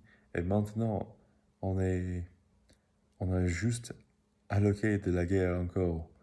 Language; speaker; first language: French; non-native, learner; English